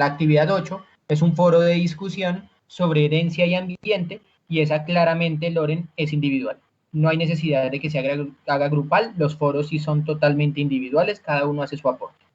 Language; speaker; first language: Spanish; native; Spanish